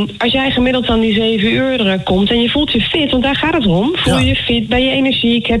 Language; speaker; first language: Dutch; native; Dutch